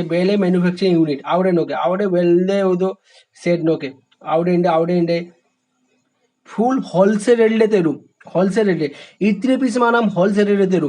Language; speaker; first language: Malayalam; non-native, learner; Hindi